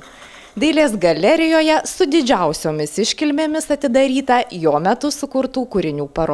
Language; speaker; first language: Lithuanian; native; Lithuanian